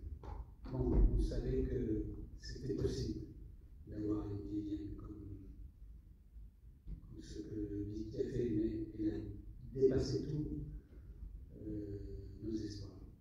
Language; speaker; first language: French; non-native, fluent; English